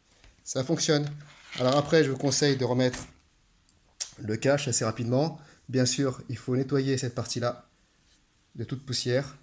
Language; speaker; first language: French; native; French